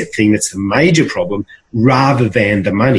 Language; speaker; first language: English; native; English